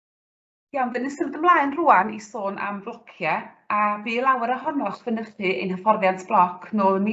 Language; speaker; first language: Welsh; native; Welsh